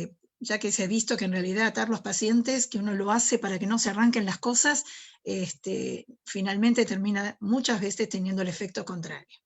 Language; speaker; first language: Spanish; native; Spanish